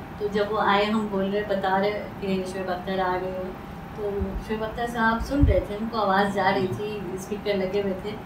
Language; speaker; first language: Urdu; native; Urdu